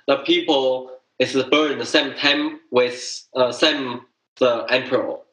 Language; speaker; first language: English; non-native, learner; Chinese